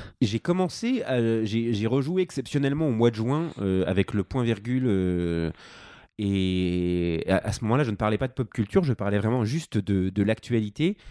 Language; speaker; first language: French; native; French